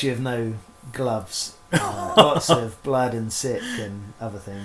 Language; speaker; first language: English; native; English